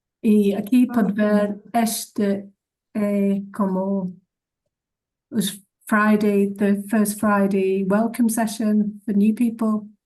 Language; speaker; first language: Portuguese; non-native, learner; English